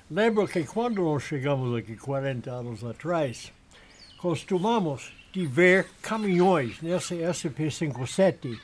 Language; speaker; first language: Portuguese; non-native, learner; English